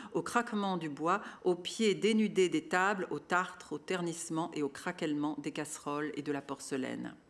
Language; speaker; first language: French; native; French